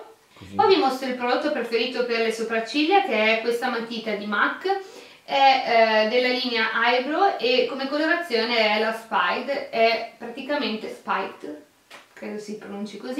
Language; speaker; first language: Italian; native; Italian